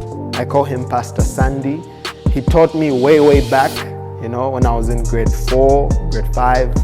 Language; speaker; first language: English; non-native, local second language; Bemba